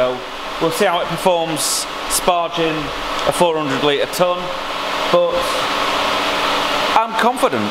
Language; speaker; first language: English; native; English